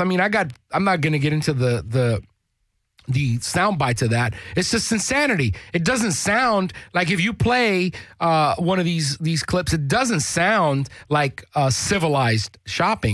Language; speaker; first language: English; early bilingual, other home language; Spanish